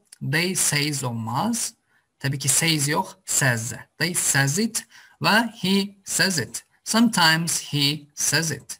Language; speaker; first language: English; non-native, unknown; Azerbaijani